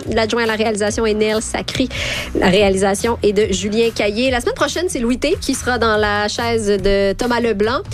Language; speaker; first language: French; native; French